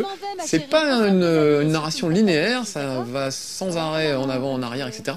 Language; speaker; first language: French; native; French